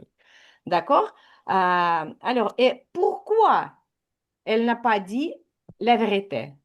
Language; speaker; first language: French; non-native, fluent; Ukrainian